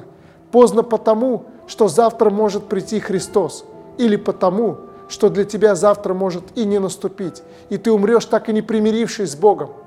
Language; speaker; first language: Russian; native; Russian